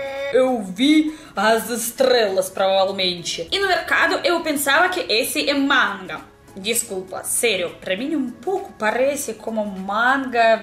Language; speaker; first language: Portuguese; non-native, learner; Russian